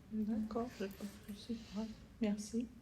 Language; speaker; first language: French; non-native, learner; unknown